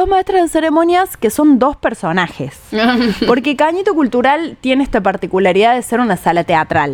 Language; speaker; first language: Spanish; native; Spanish